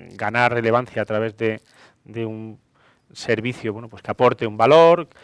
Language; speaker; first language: Spanish; non-native, fluent; Greek